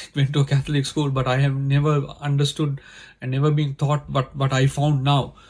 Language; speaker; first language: English; non-native, local second language; Sinhala